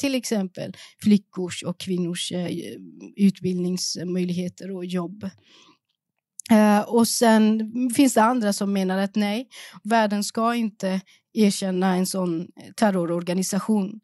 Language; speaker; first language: Swedish; early bilingual, other home language; Persian